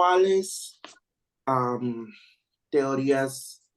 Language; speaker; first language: Spanish; non-native, learner; English